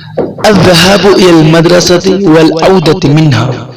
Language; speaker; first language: Arabic; non-native, fluent; Urdu